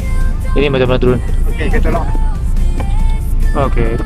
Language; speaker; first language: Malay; non-native, local second language; Cantonese